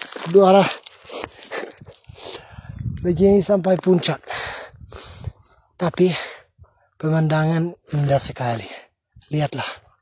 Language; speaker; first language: Indonesian; non-native, learner; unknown